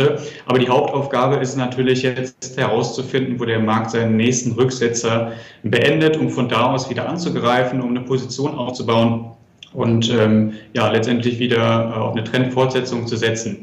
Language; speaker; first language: German; native; German